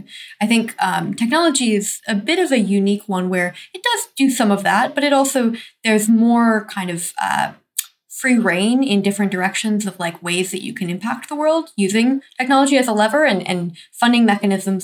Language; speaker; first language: English; native; English